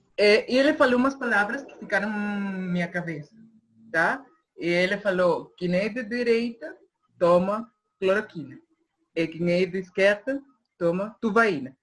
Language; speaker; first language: Portuguese; non-native, fluent; Spanish